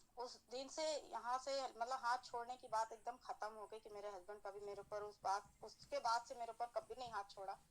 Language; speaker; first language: Hindi; native; Hindi